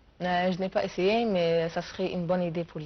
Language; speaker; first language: French; non-native, fluent; Arabic